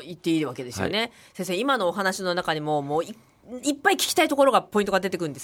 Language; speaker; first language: Japanese; native; Japanese